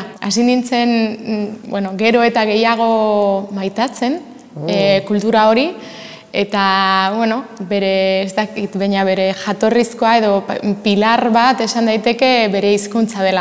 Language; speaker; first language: Basque; non-native, fluent; Spanish